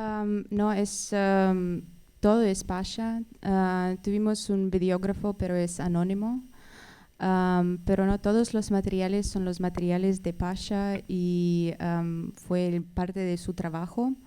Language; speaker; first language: Spanish; non-native, fluent; Russian